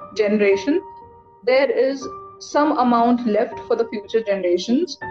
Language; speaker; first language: English; non-native, local second language; Hindi